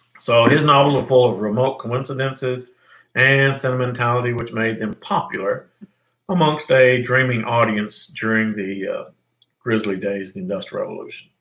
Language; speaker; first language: English; native; English